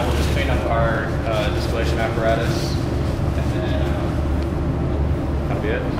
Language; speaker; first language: English; native; English